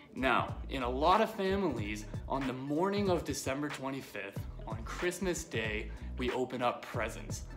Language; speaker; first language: English; native; English